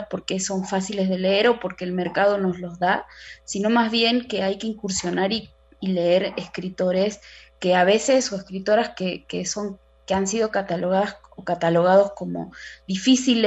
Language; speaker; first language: Spanish; native; Spanish